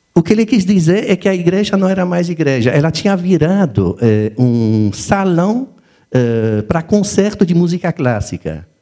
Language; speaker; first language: Portuguese; non-native, fluent; French